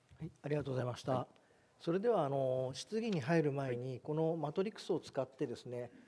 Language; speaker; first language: Japanese; native; Japanese